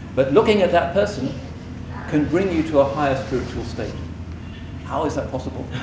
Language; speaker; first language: English; native; English